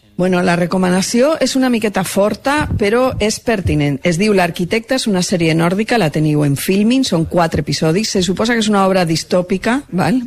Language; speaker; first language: Catalan; native; Catalan